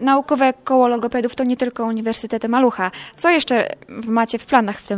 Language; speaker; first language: Polish; native; Polish